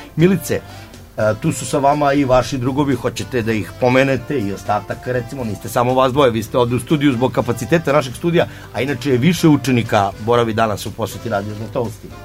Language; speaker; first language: Serbian; native; Serbian